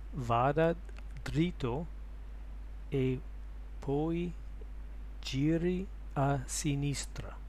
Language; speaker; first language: Italian; non-native, learner; English